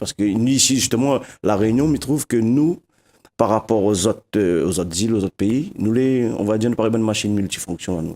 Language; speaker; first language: French; non-native, local second language; Réunion Creole French